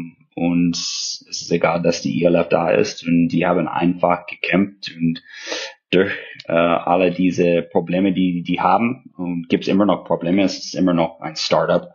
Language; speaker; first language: German; non-native, fluent; English